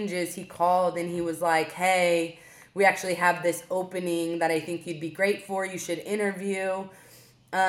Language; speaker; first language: English; native; English